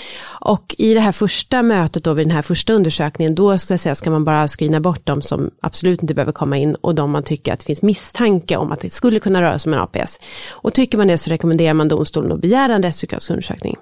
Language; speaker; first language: Swedish; native; Swedish